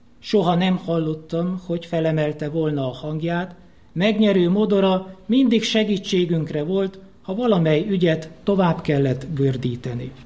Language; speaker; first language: Hungarian; native; Hungarian